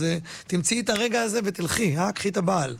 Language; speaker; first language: Hebrew; native; Hebrew